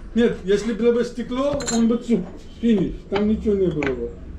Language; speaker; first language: Russian; non-native, learner; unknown